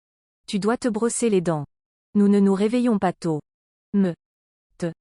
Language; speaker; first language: French; non-native, learner; English